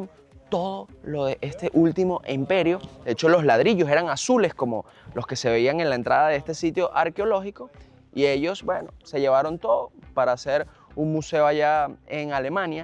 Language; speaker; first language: Spanish; native; Spanish